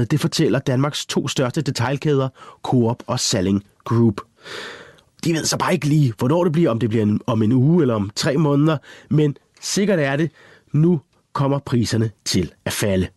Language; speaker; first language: Danish; native; Danish